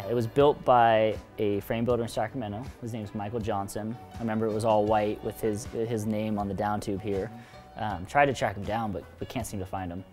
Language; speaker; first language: English; native; English